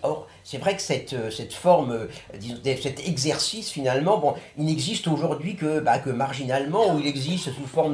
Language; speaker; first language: French; native; French